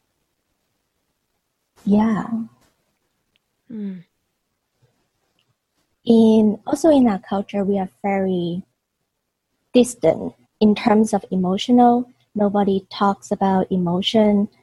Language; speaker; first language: English; non-native, local second language; Cantonese